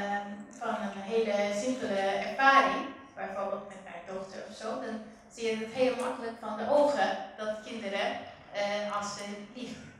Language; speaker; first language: Dutch; non-native, fluent; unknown